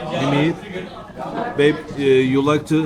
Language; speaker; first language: English; non-native, learner; Turkish